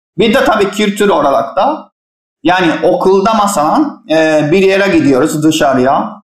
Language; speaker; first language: Turkish; non-native, fluent; Japanese